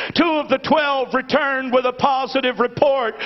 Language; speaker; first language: English; native; English